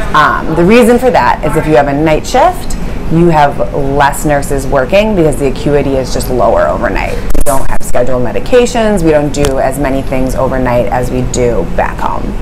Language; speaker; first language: English; native; English